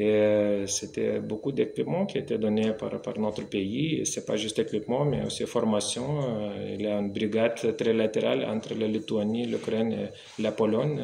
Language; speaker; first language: French; non-native, fluent; Lithuanian